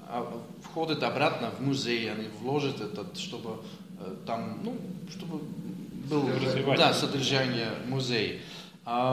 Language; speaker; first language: Russian; non-native, fluent; Dutch